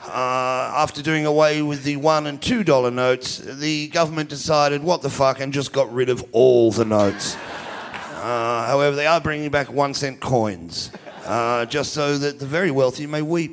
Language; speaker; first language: English; native; English